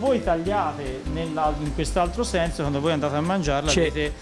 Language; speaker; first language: Italian; native; Italian